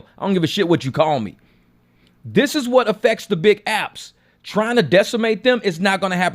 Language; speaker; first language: English; native; English